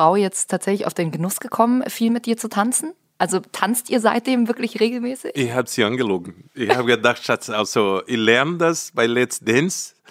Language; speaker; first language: German; non-native, fluent; Portuguese